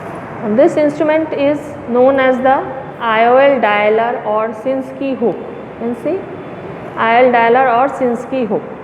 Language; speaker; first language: English; non-native, local second language; Bangla